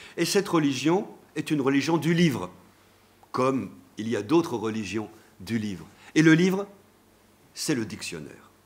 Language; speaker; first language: French; native; French